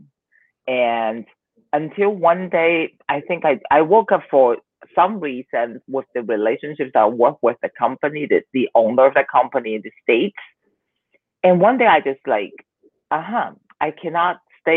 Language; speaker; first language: English; non-native, local second language; Cantonese